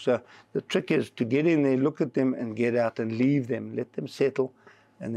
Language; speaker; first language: English; native; English